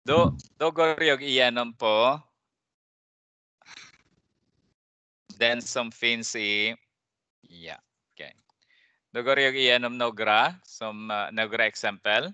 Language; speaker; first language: Swedish; non-native, fluent; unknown